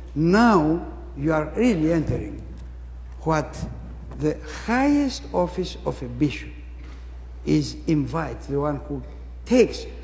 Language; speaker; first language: English; non-native, fluent; Greek